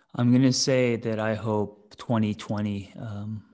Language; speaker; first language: English; native; English